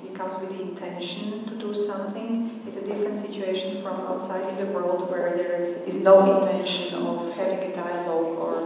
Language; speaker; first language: English; non-native, fluent; Slovak